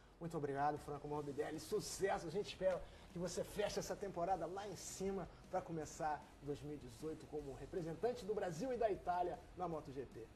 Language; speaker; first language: Portuguese; native; Portuguese